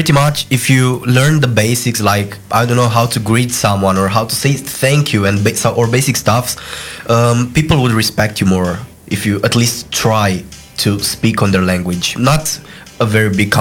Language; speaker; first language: English; non-native, fluent; Romanian